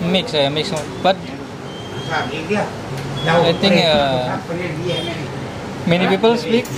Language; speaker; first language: English; non-native, learner; Indonesian